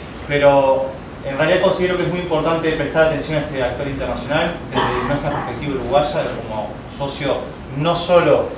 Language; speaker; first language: Spanish; native; Spanish